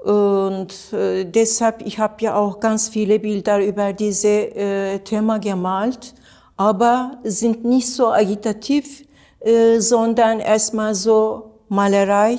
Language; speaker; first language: German; non-native, learner; Turkish